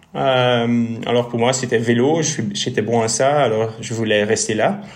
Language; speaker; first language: French; non-native, fluent; Dutch